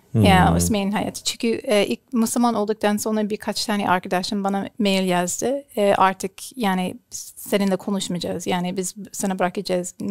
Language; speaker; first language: Turkish; non-native, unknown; English